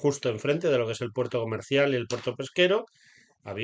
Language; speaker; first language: Spanish; native; Spanish